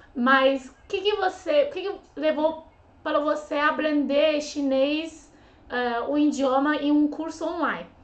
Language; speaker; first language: Portuguese; non-native, fluent; Chinese